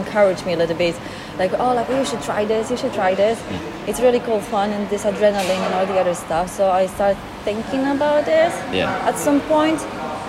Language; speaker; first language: English; non-native, fluent; Polish